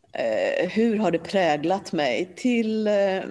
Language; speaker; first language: Swedish; early bilingual, other home language; Polish